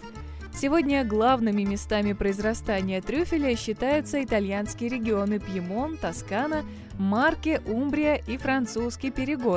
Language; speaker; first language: Russian; native; Russian